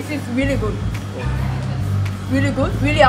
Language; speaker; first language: English; non-native, learner; Korean